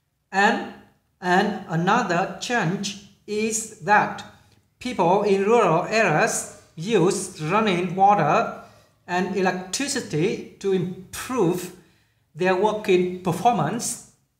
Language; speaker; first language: English; non-native, fluent; Vietnamese